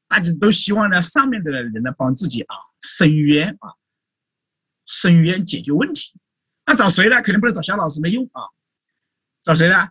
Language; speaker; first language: Chinese; native; Chinese